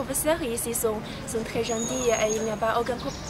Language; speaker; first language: French; non-native, learner; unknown